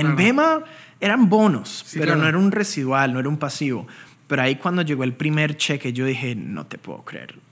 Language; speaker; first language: Spanish; early bilingual, heritage; Spanish